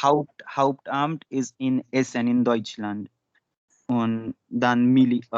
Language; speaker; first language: German; non-native, learner; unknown